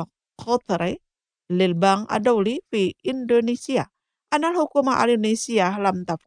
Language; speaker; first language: Arabic; non-native, fluent; Indonesian